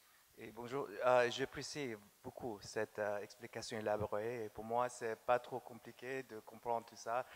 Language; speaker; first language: French; non-native, fluent; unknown